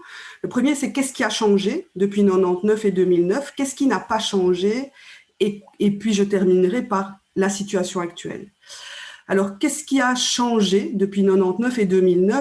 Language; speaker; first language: French; native; French